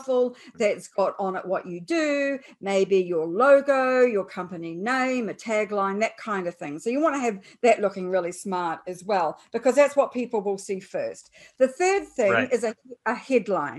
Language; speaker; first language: English; native; English